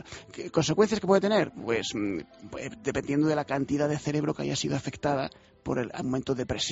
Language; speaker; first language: Spanish; native; Spanish